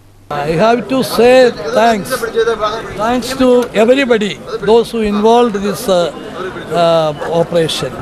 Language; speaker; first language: English; non-native, local second language; Malayalam